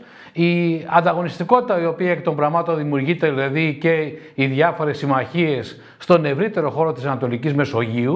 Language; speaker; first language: Greek; native; Greek